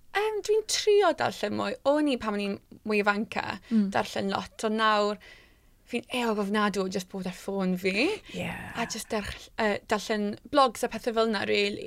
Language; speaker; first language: Welsh; non-native, local second language; English